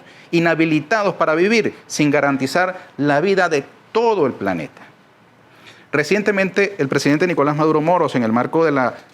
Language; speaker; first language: Spanish; native; Spanish